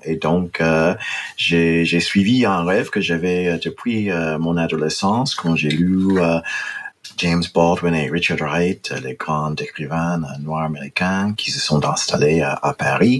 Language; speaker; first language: French; non-native, fluent; English